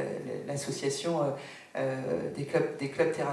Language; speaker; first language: French; native; French